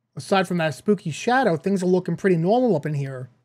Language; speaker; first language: English; native; English